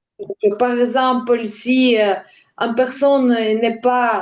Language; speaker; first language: French; non-native, learner; Ukrainian